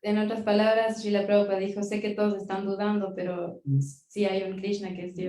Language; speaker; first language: Spanish; native; Spanish